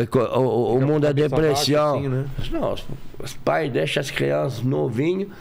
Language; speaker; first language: Portuguese; non-native, fluent; French